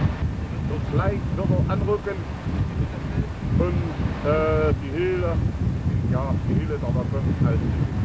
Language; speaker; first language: German; native; German